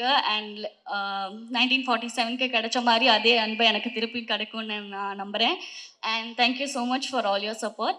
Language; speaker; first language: Tamil; non-native, fluent; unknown